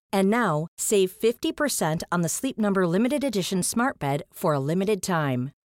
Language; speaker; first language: English; native; English